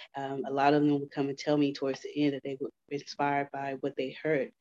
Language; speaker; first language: English; native; English